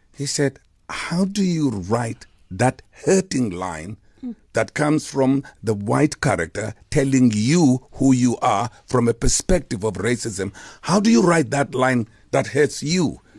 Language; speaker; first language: English; non-native, local second language; Xhosa